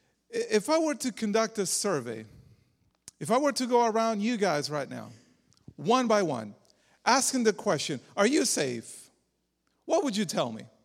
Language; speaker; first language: English; non-native, fluent; Spanish